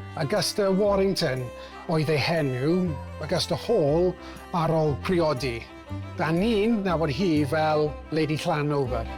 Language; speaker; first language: Welsh; non-native, local second language; English